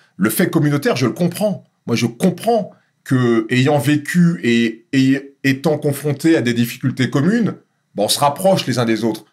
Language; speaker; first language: French; native; French